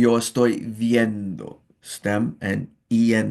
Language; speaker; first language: Spanish; non-native, fluent; English